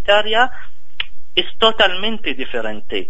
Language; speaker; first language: Spanish; non-native, fluent; Arabic